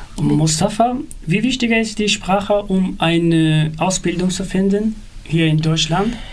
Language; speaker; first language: German; non-native, learner; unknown